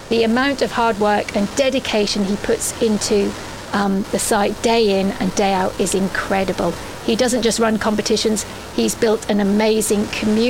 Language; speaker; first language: English; native; English